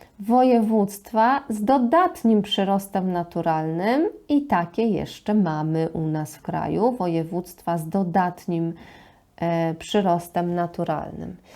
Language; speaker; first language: Polish; native; Polish